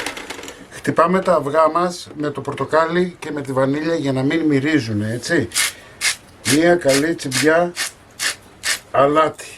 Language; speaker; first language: Greek; native; Greek